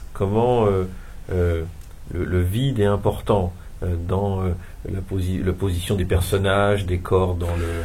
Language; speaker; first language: French; native; French